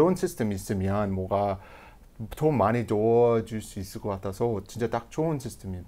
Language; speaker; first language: Korean; non-native, fluent; English